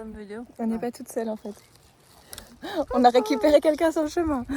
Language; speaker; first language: French; native; French